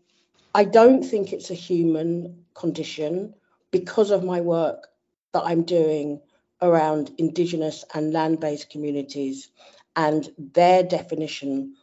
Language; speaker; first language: English; native; English